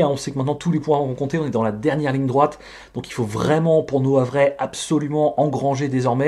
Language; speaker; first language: French; native; French